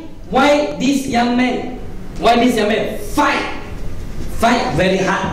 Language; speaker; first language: English; non-native, local second language; Min Nan Chinese